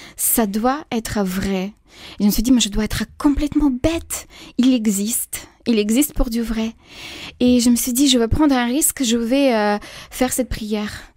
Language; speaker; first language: French; non-native, fluent; Russian